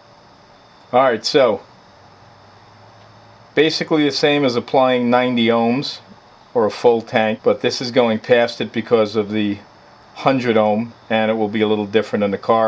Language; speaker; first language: English; native; English